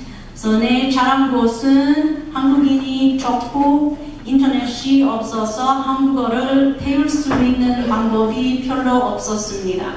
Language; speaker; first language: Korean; non-native, learner; English